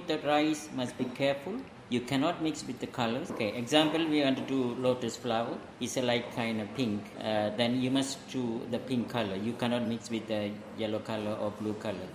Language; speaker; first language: English; non-native, local second language; Tamil